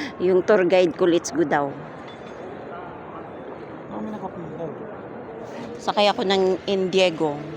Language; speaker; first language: Filipino; non-native, local second language; Cebuano